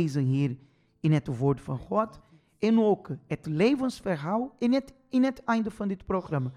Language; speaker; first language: Dutch; non-native, fluent; Portuguese